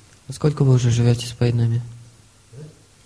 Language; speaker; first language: Russian; native; Russian